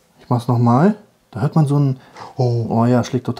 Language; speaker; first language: German; native; German